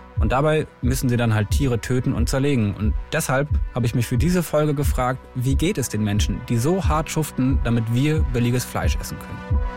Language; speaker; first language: German; native; German